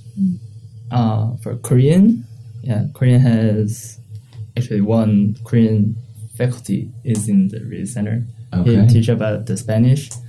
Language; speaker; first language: English; non-native, learner; Korean